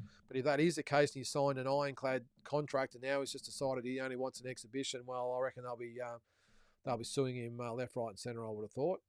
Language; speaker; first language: English; native; English